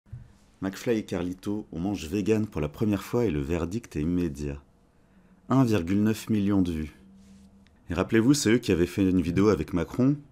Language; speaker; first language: French; native; French